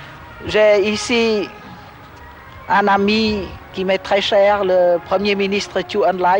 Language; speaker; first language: French; non-native, local second language; Khmer